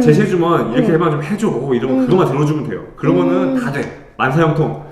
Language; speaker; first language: Korean; native; Korean